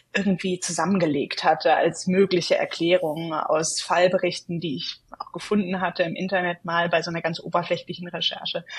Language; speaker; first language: German; native; German